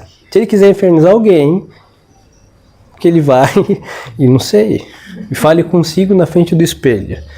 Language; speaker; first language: Portuguese; non-native, fluent; Spanish